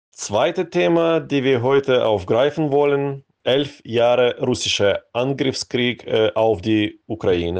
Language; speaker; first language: German; non-native, fluent; Ukrainian